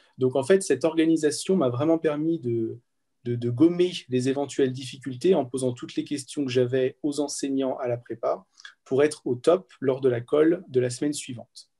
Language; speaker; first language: French; native; French